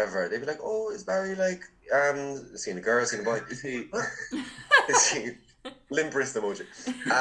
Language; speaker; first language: English; native; English